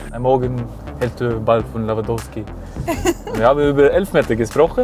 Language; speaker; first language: German; non-native, fluent; Norwegian